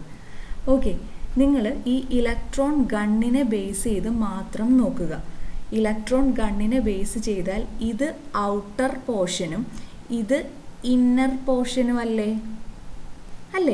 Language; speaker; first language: Malayalam; native; Malayalam